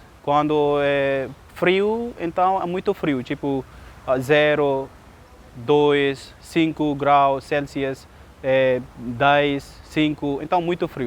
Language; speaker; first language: Portuguese; non-native, learner; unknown